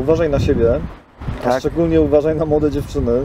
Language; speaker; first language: Polish; native; Polish